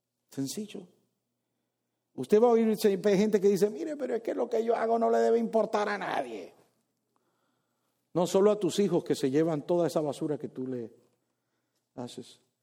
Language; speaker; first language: Spanish; native; Spanish